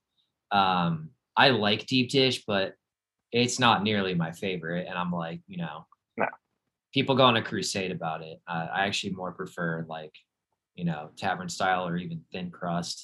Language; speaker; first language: English; native; English